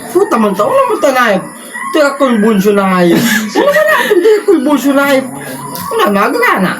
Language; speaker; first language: Filipino; non-native, local second language; Bikol